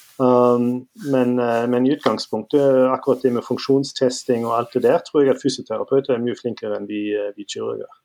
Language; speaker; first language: Norwegian; non-native, fluent; German